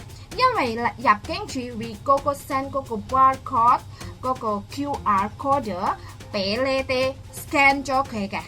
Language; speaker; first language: Cantonese; non-native, fluent; Indonesian